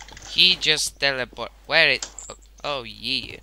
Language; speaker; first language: English; non-native, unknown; Romanian